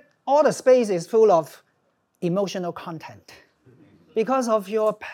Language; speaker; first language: English; non-native, local second language; Cantonese